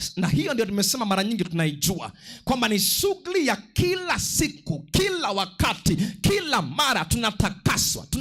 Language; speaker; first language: Swahili; non-native, local second language; Luo (Kenya and Tanzania)